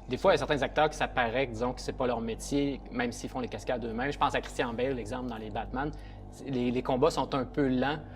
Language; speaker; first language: French; native; French